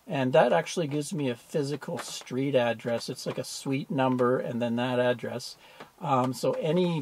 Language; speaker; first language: English; native; English